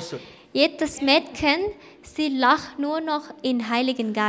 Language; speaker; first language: German; non-native, fluent; Thai